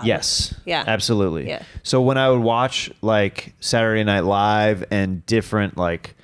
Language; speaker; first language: English; native; English